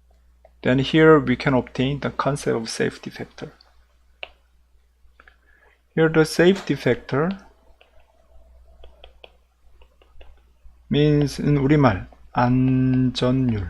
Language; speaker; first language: English; non-native, fluent; Korean